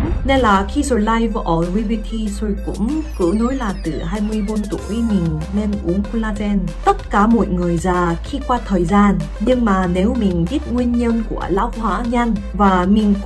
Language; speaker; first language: Vietnamese; non-native, fluent; Korean